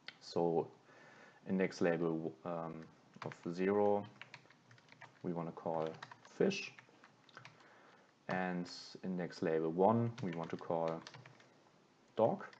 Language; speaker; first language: English; non-native, fluent; German